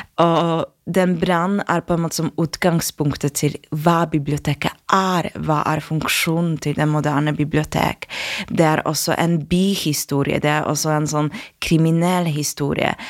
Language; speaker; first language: Norwegian; non-native, fluent; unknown